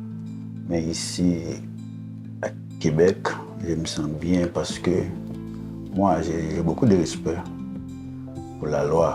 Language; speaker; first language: French; non-native, learner; Haitian Creole